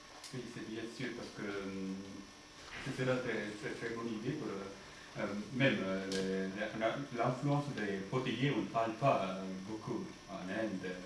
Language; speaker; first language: French; non-native, fluent; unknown